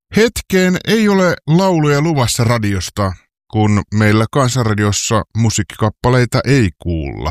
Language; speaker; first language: Finnish; native; Finnish